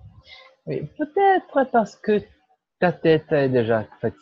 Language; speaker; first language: French; non-native, learner; Portuguese